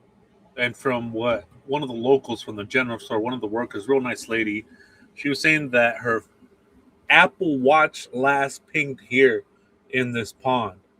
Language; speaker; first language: English; native; English